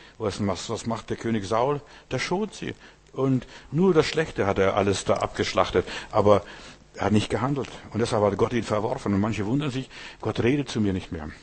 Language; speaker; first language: German; early bilingual, heritage; German